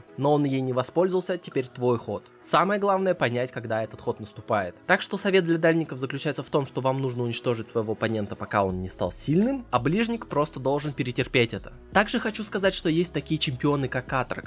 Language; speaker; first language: Russian; native; Russian